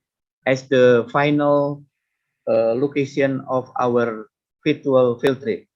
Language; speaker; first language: English; non-native, fluent; Indonesian